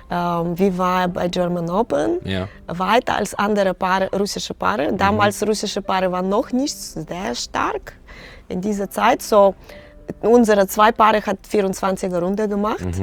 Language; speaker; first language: German; non-native, learner; Russian